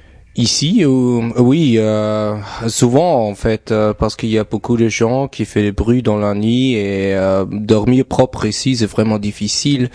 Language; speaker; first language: French; non-native, fluent; German